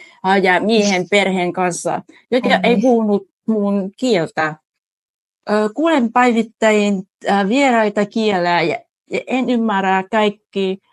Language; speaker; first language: Finnish; non-native, fluent; Vietnamese